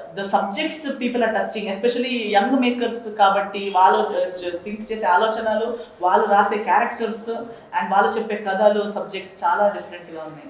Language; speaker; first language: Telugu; non-native, fluent; Konkani